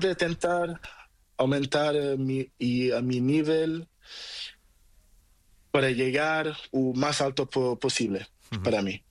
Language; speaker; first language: Spanish; non-native, learner; Portuguese